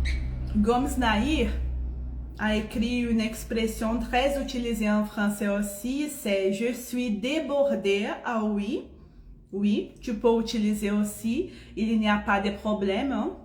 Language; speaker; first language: French; non-native, fluent; Portuguese